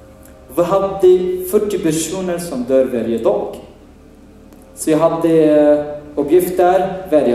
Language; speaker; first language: Swedish; non-native, fluent; Arabic